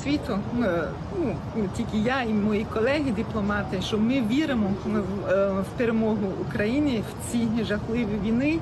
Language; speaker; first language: Ukrainian; non-native, fluent; German